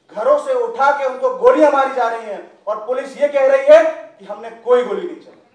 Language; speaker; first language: Hindi; native; Hindi